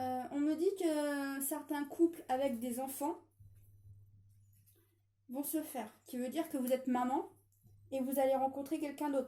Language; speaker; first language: French; native; French